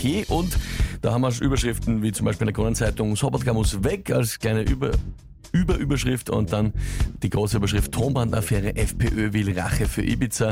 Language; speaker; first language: German; native; German